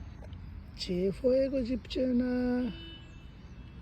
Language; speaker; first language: Polish; non-native, learner; Bangla